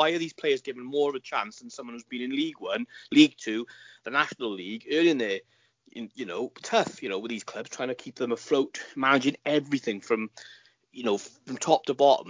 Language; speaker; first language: English; native; English